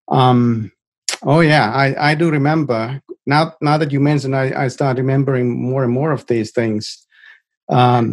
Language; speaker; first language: English; non-native, fluent; Finnish